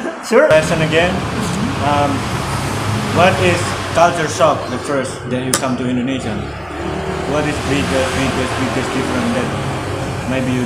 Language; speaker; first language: English; non-native, learner; Indonesian